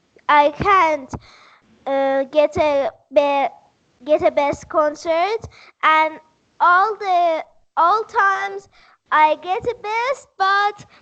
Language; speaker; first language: English; non-native, learner; Persian